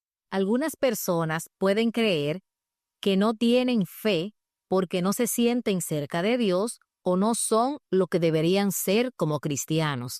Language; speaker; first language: Spanish; native; Spanish